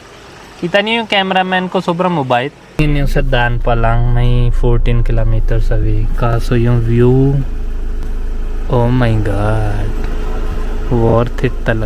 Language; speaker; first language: Filipino; non-native, learner; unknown